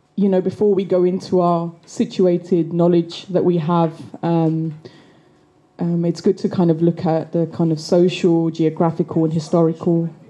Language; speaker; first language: English; native; English